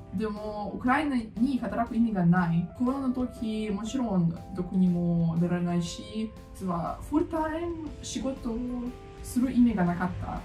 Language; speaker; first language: Japanese; non-native, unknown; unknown